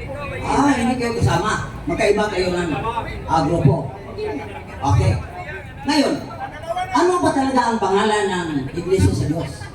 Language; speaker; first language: Filipino; non-native, local second language; Cebuano